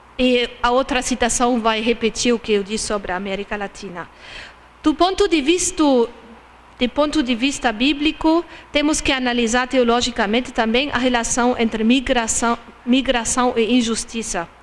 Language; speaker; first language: Portuguese; non-native, fluent; German